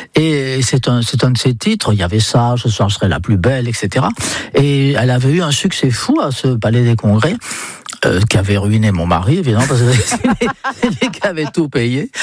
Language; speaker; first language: French; non-native, fluent; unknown